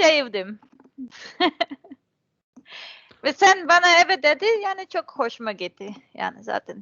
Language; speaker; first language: Turkish; non-native, learner; Serbian